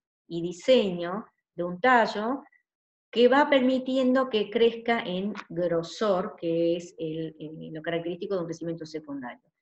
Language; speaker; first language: Spanish; native; Spanish